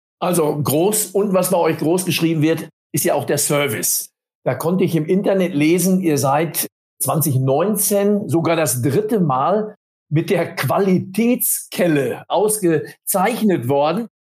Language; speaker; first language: German; native; German